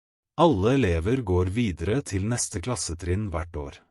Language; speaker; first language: Norwegian; non-native, fluent; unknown